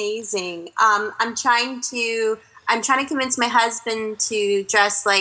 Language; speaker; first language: English; native; English